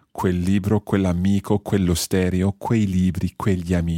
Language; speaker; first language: Italian; non-native, fluent; English